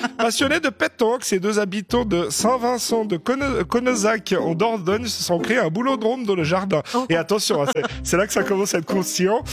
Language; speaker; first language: French; native; French